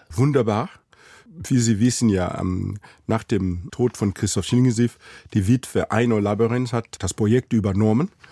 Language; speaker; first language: German; non-native, fluent; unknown